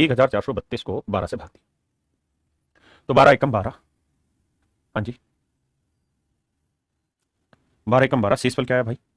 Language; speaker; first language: Hindi; native; Hindi